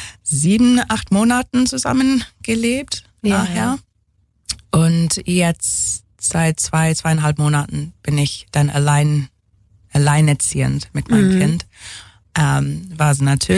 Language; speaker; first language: German; non-native, fluent; English